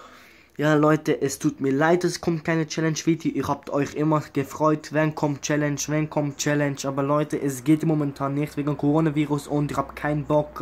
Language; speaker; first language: German; early bilingual, other home language; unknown